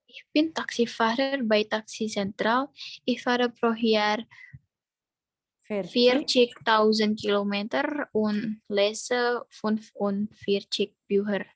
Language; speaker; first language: German; non-native, learner; Indonesian